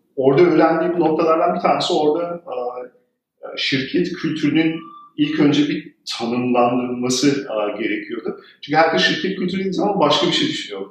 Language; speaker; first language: Turkish; early bilingual, heritage; Turkish